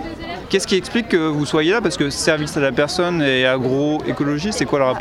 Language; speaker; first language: French; native; French